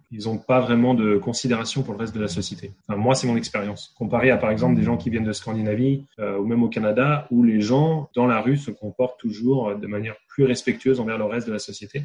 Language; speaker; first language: French; native; French